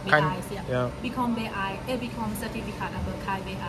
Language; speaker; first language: German; non-native, learner; Thai